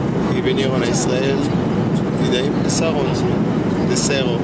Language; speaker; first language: Spanish; early bilingual, heritage; Hebrew